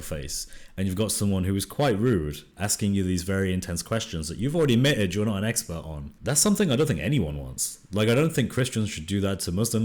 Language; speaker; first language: English; native; English